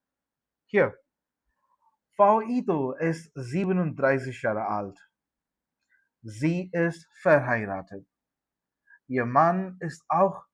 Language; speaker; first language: German; non-native, fluent; Malayalam